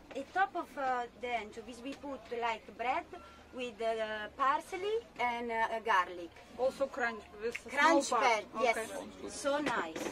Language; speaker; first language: English; non-native, fluent; Italian